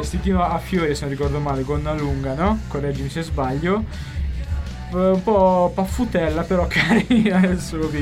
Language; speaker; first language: Italian; native; Italian